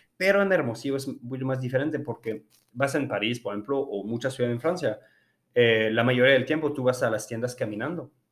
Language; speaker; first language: Spanish; non-native, fluent; French